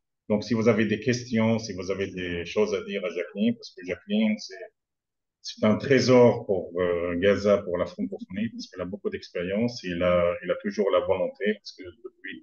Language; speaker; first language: French; non-native, fluent; Arabic